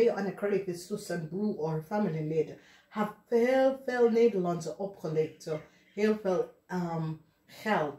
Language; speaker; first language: Dutch; non-native, learner; English